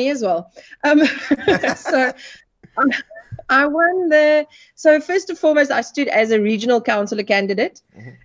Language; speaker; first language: English; non-native, local second language; Afrikaans